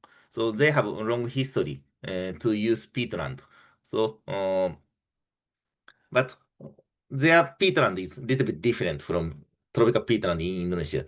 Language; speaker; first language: English; non-native, fluent; Japanese